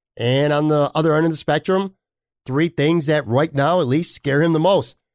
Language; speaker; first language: English; native; English